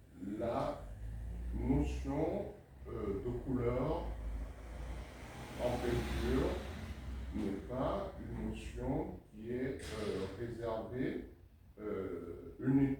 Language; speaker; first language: French; native; French